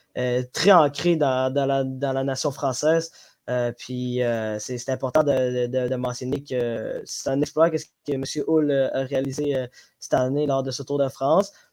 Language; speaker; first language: French; non-native, local second language; Somali